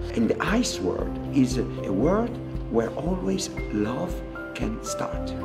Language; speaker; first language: English; non-native, fluent; Italian